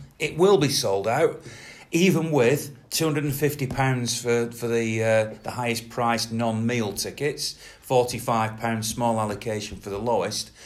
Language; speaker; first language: English; native; English